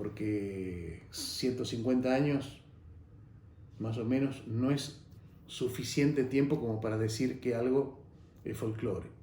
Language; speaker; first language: Spanish; native; Spanish